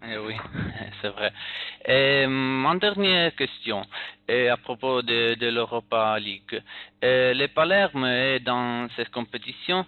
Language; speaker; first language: French; non-native, learner; Italian